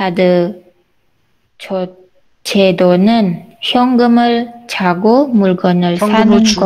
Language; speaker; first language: Korean; non-native, learner; Indonesian